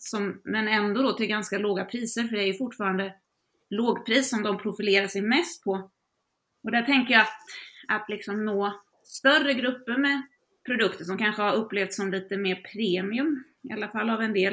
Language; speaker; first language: Swedish; native; Swedish